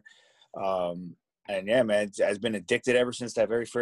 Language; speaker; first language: English; native; English